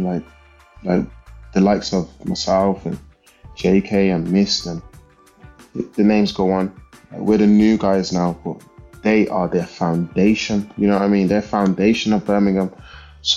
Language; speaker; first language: English; native; English